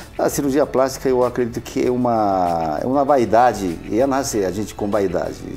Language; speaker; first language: Portuguese; non-native, fluent; Spanish